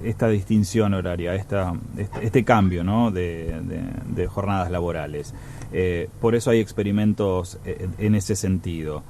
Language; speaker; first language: Spanish; native; Spanish